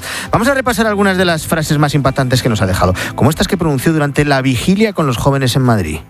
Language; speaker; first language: Spanish; native; Spanish